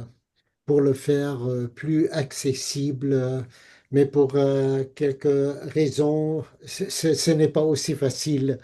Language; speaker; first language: French; non-native, fluent; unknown